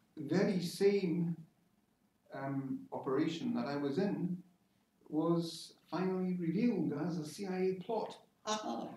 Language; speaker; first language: English; native; English